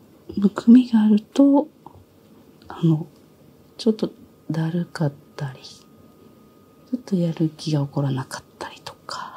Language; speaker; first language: Japanese; native; Japanese